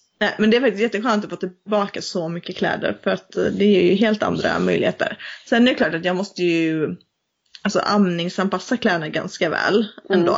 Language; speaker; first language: Swedish; native; Swedish